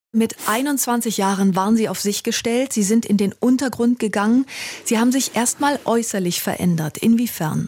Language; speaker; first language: German; native; German